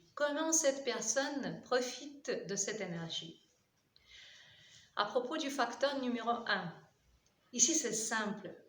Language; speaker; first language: French; non-native, fluent; Russian